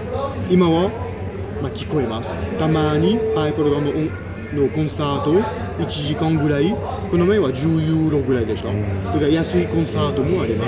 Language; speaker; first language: Japanese; non-native, fluent; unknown